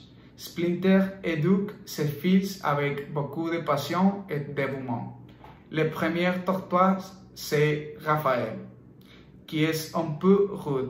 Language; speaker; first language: French; non-native, learner; Spanish